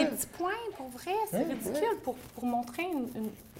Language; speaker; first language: French; native; French